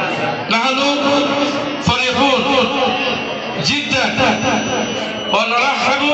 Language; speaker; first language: Arabic; non-native, learner; Bangla